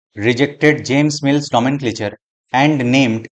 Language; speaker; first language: English; non-native, local second language; Hindi